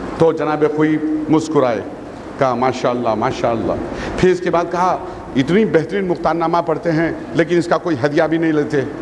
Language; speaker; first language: Urdu; non-native, local second language; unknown